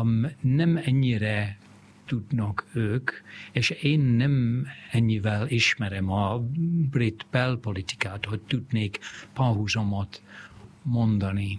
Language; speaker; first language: Hungarian; non-native, fluent; English